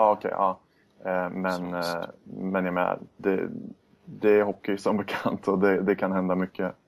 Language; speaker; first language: Swedish; native; Swedish